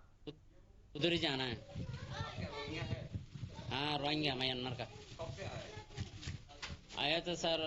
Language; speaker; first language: Hindi; non-native, learner; Rohingya